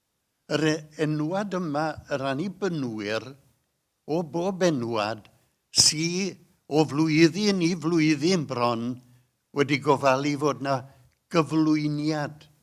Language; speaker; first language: Welsh; native; Welsh